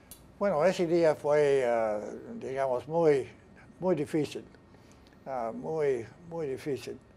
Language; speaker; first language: Spanish; non-native, fluent; English